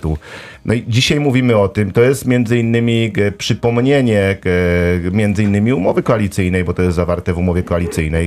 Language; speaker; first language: Polish; native; Polish